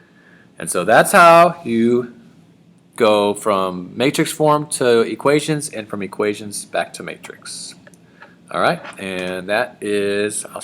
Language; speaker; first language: English; native; English